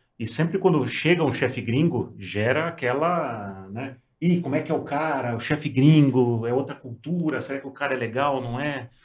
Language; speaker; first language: Portuguese; native; Portuguese